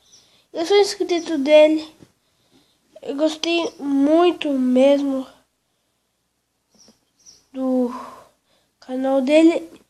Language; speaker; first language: Portuguese; native; Portuguese